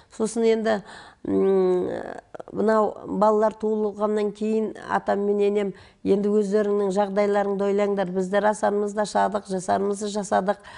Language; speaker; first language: Kazakh; native; Kazakh